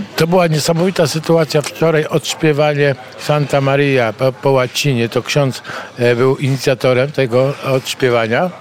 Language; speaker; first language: Polish; native; Polish